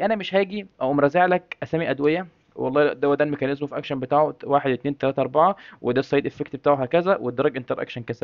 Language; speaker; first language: Arabic; native; Arabic